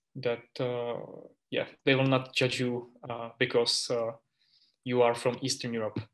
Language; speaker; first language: English; non-native, fluent; Czech